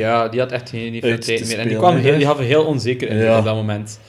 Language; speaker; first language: Dutch; native; Dutch